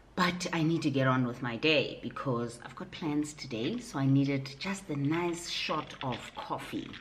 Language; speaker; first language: English; non-native, local second language; Southern Sotho